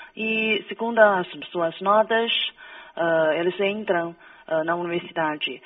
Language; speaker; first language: Portuguese; non-native, fluent; Chinese